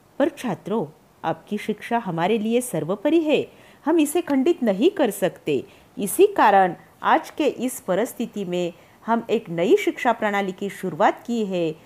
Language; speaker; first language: Hindi; non-native, local second language; Marathi